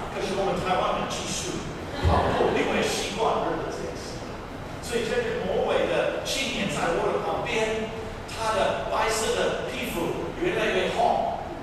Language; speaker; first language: Chinese; non-native, fluent; English